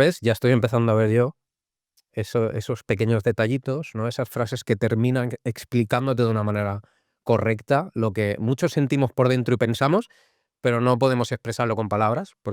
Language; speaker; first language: Spanish; native; Spanish